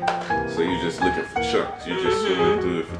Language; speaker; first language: English; native; English